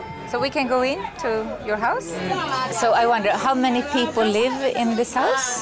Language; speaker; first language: English; non-native, fluent; Swedish